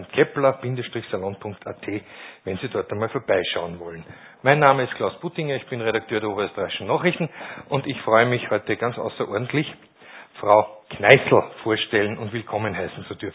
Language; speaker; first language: German; native; German